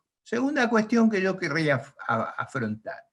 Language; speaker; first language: Spanish; native; Spanish